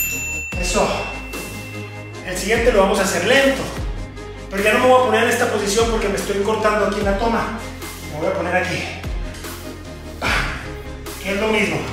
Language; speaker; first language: Spanish; native; Spanish